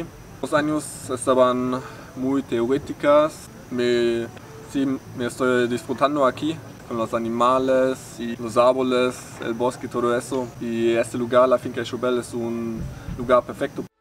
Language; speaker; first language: Spanish; non-native, fluent; German